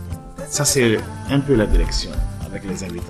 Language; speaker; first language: French; non-native, local second language; Bambara